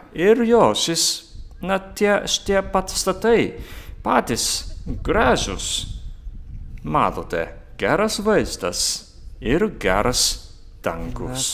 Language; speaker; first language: Lithuanian; non-native, fluent; Japanese